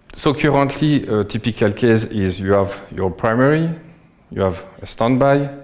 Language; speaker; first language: English; non-native, fluent; French